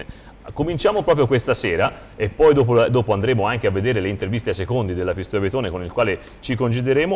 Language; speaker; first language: Italian; native; Italian